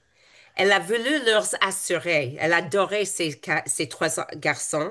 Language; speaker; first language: French; non-native, fluent; English